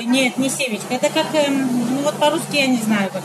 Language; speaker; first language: Russian; non-native, learner; Greek